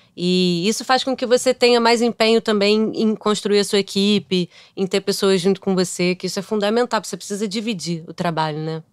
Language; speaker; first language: Portuguese; native; Portuguese